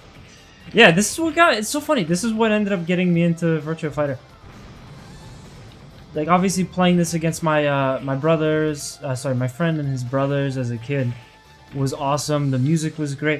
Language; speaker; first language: English; native; English